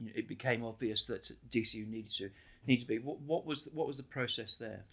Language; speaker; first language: English; native; English